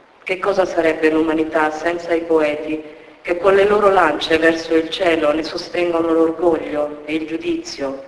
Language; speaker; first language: Italian; native; Italian